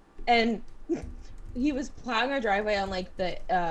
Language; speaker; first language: English; native; English